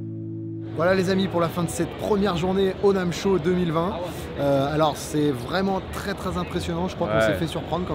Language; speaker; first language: French; native; French